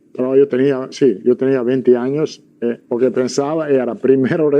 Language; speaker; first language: Portuguese; non-native, learner; Italian